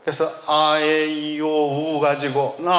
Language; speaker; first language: Korean; native; Korean